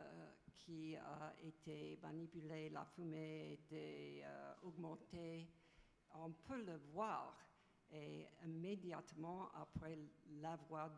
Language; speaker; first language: French; non-native, fluent; English